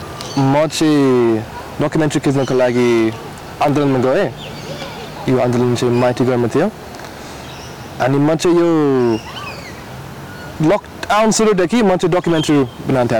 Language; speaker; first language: Nepali; non-native, learner; English